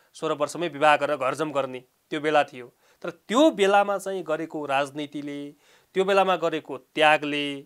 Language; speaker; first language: Nepali; native; Nepali